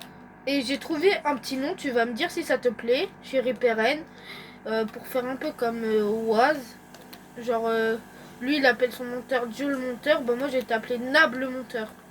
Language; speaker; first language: French; native; French